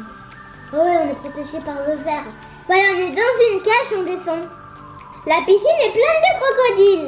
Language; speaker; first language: French; native; French